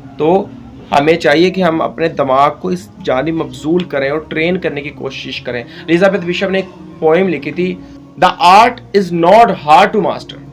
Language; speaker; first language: Urdu; non-native, local second language; Punjabi